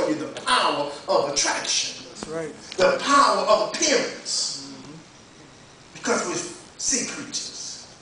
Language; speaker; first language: English; native; English